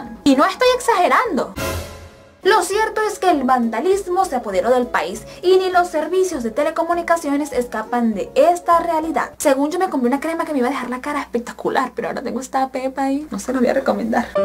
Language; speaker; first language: Spanish; native; Spanish